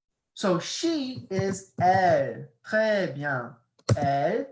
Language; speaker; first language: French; non-native, fluent; English